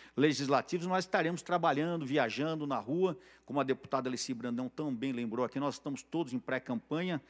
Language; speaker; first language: Portuguese; native; Portuguese